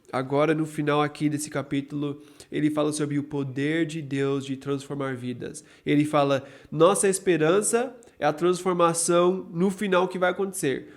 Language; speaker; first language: Portuguese; non-native, fluent; English